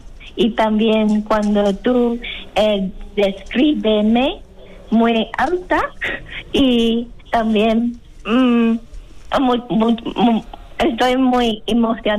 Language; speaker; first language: Spanish; non-native, learner; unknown